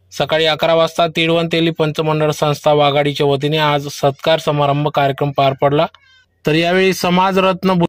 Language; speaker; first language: Marathi; native; Marathi